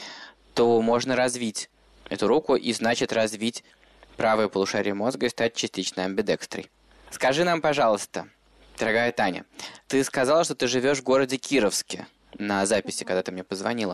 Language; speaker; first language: Russian; native; Russian